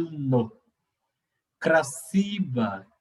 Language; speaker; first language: Russian; non-native, learner; Portuguese